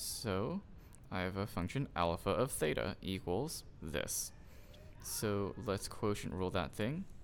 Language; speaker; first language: English; native; English